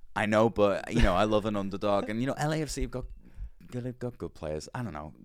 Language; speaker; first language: English; native; English